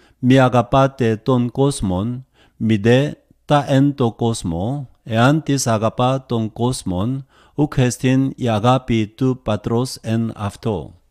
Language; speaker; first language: Greek; non-native, learner; Korean